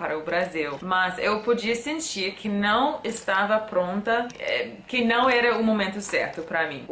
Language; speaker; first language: Portuguese; non-native, fluent; English